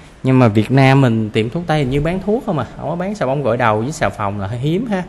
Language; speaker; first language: Vietnamese; native; Vietnamese